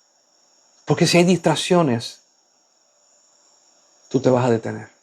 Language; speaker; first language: Spanish; native; Spanish